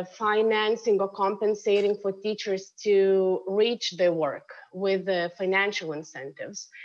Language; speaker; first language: English; non-native, fluent; Lithuanian